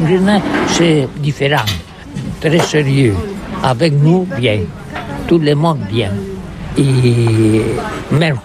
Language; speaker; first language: French; non-native, learner; Catalan